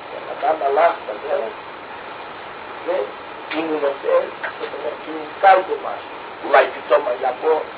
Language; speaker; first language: Hebrew; non-native, fluent; Russian